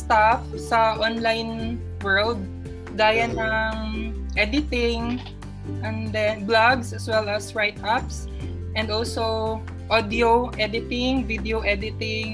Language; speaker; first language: English; non-native, local second language; Cebuano